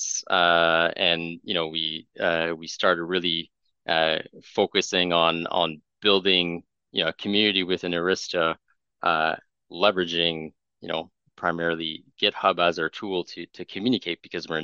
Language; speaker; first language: English; non-native, fluent; French